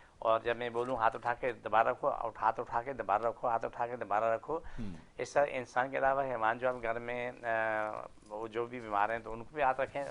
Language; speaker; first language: Urdu; non-native, local second language; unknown